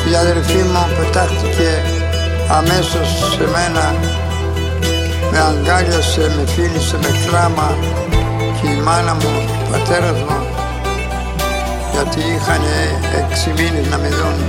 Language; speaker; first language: Greek; non-native, local second language; Ladino